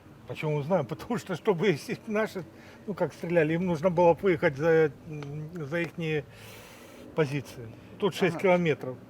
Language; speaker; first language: Russian; native; Russian